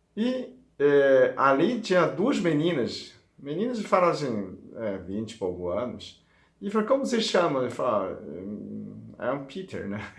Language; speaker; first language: Portuguese; non-native, fluent; Chinese